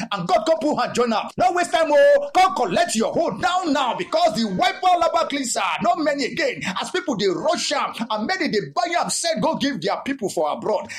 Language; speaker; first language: Nigerian Pidgin; non-native, local second language; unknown